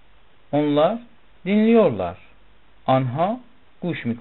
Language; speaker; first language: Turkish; non-native, fluent; Persian